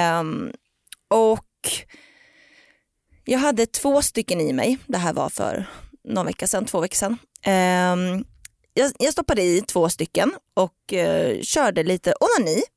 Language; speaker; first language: Swedish; native; Swedish